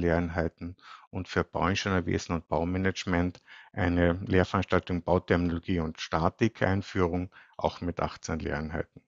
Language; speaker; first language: German; native; German